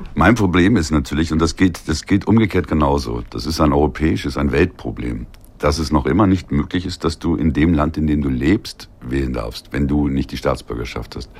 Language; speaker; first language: German; native; German